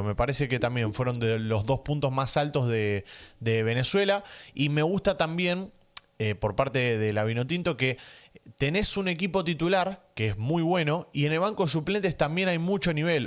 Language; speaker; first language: Spanish; native; Spanish